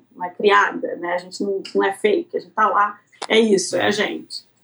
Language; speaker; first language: Portuguese; native; Portuguese